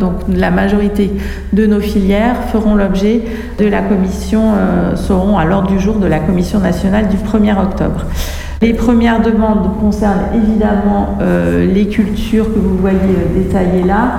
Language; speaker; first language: French; native; French